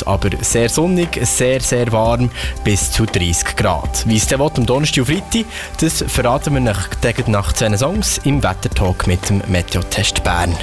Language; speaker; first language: German; native; German